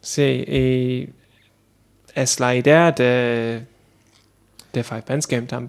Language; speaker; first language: Spanish; non-native, learner; English